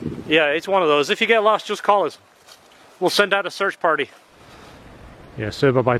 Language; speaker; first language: English; native; English